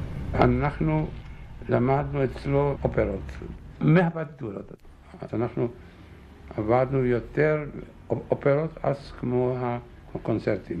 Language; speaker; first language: Hebrew; non-native, fluent; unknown